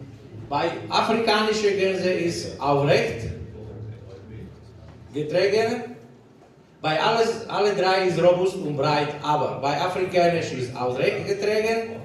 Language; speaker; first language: German; non-native, learner; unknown